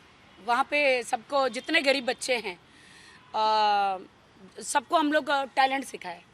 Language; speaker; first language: Hindi; native; Hindi